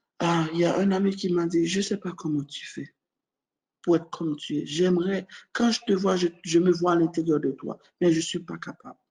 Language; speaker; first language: French; non-native, local second language; Haitian Creole